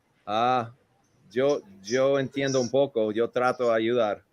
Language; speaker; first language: Spanish; non-native, learner; English